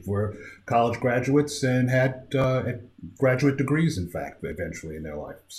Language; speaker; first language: English; native; English